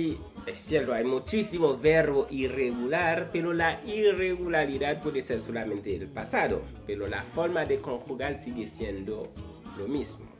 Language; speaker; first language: Spanish; non-native, fluent; Haitian Creole